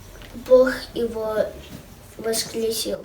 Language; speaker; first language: Russian; early bilingual, heritage; Russian